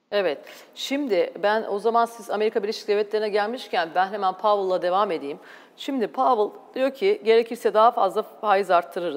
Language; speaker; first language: Turkish; native; Turkish